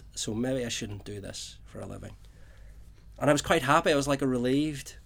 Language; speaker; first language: English; native; English